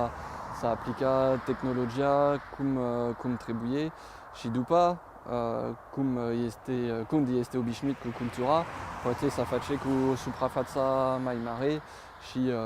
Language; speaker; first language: Romanian; non-native, fluent; French